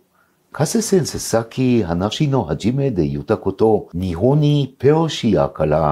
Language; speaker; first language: Japanese; non-native, fluent; Hebrew